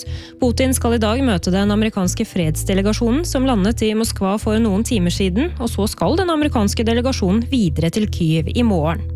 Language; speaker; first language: Norwegian; native; Norwegian